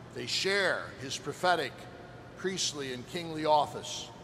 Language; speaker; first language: English; native; English